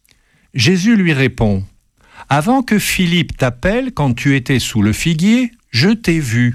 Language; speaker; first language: French; native; French